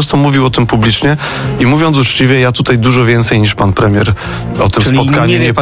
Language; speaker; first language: Polish; native; Polish